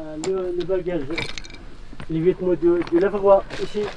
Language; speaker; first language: French; non-native, learner; Arabic